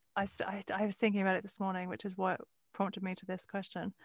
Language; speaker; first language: English; native; English